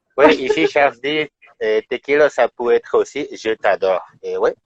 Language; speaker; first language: French; non-native, fluent; Spanish